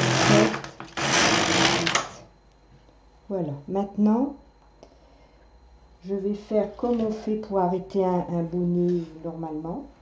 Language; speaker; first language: French; native; French